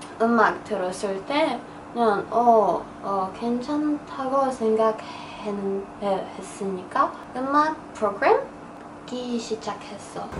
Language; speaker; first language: Korean; non-native, fluent; Thai